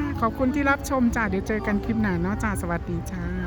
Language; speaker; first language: Thai; non-native, local second language; Northeastern Thai